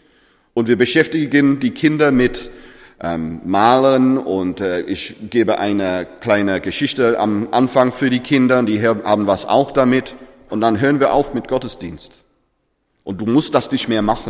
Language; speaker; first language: German; non-native, fluent; English